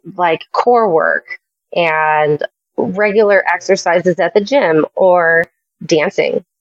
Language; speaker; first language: English; native; English